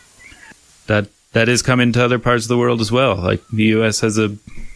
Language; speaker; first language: English; native; English